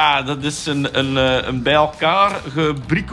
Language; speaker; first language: Dutch; native; Dutch